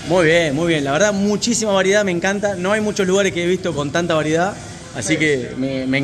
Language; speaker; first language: Spanish; native; Spanish